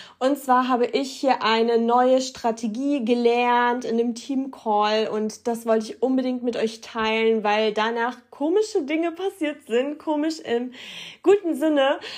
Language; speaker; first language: German; early bilingual, other home language; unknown